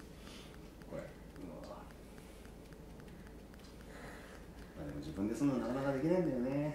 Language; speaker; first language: Japanese; native; Japanese